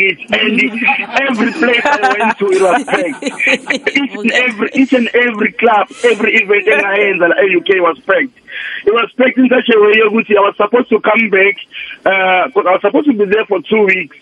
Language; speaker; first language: English; non-native, local second language; Zulu